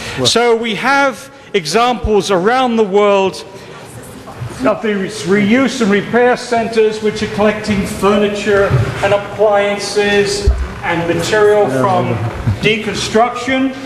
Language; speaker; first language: English; native; English